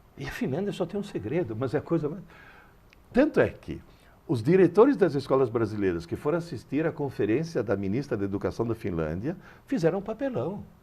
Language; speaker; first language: Portuguese; early bilingual, other home language; Italian